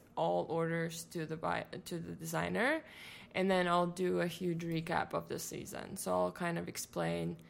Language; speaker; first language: English; non-native, fluent; Latvian